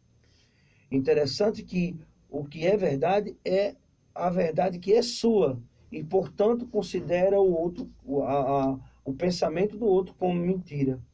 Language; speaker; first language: Portuguese; native; Portuguese